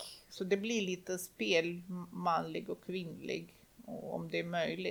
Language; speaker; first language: Swedish; non-native, fluent; Russian